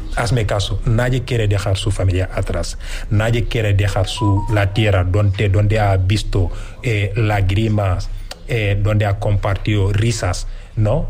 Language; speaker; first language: Spanish; non-native, fluent; Wolof